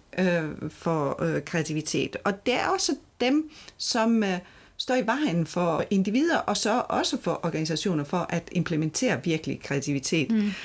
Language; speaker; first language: Danish; non-native, fluent; Italian